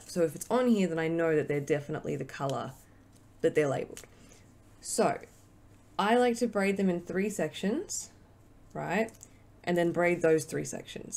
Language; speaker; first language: English; native; English